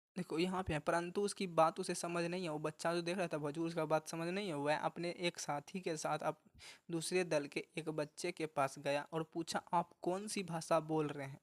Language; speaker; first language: Hindi; native; Hindi